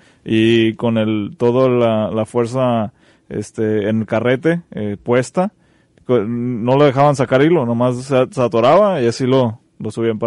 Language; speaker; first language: Spanish; native; Spanish